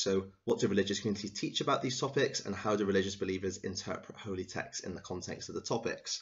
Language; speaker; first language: English; native; English